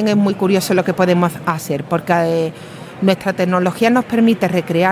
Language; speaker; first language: Spanish; native; Spanish